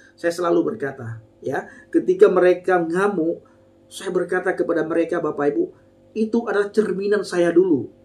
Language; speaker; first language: Indonesian; non-native, local second language; Achinese